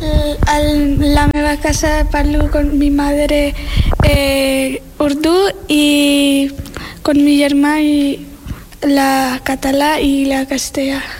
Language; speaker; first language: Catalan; early bilingual, other home language; Urdu